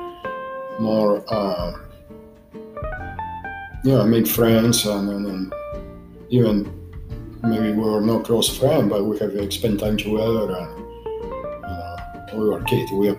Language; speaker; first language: English; non-native, learner; Spanish